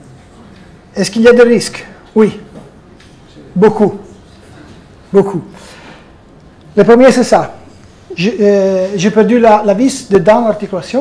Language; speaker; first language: French; non-native, fluent; Italian